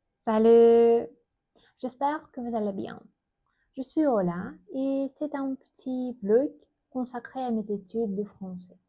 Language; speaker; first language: French; non-native, learner; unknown